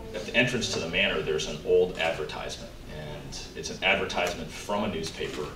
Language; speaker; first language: English; native; English